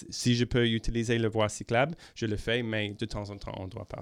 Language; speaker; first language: French; non-native, local second language; English